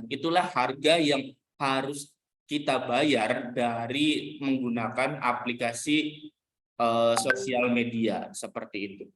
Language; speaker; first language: Indonesian; native; Indonesian